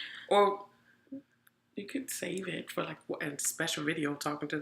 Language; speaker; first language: English; native; English